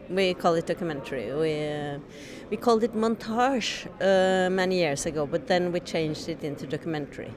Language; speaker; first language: English; non-native, fluent; Norwegian